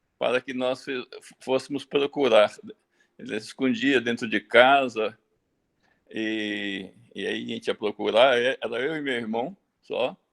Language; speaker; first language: Portuguese; early bilingual, other home language; German